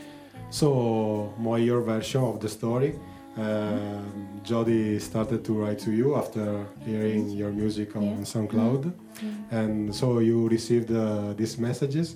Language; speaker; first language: English; non-native, learner; Italian